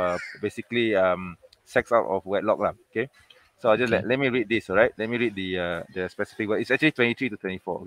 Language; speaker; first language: English; non-native, local second language; Malay